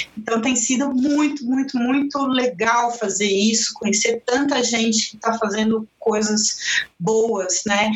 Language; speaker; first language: Portuguese; non-native, fluent; Spanish